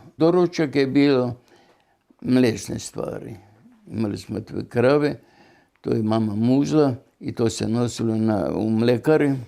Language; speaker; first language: Bosnian; non-native, local second language; German